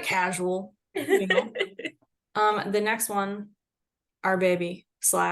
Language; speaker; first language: English; native; English